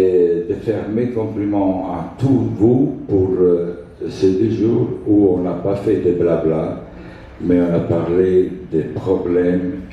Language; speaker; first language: French; non-native, fluent; Italian